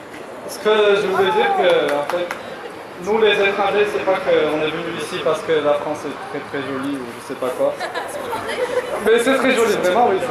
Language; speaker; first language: French; non-native, fluent; Armenian